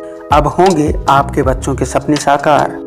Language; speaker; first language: Hindi; native; Hindi